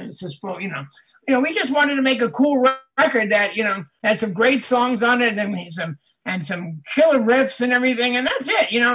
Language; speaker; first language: English; native; English